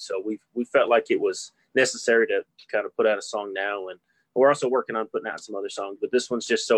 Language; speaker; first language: English; native; English